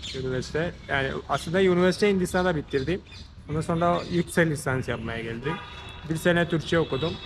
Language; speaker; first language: Turkish; non-native, fluent; Malayalam